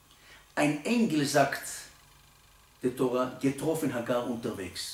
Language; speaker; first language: German; non-native, learner; Hebrew